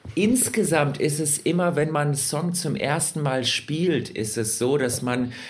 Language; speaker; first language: German; early bilingual, other home language; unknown